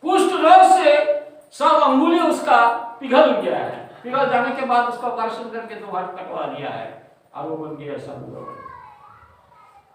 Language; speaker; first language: Hindi; non-native, local second language; Bangla